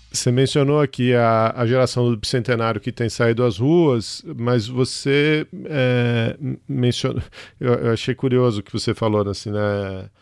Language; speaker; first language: Portuguese; native; Portuguese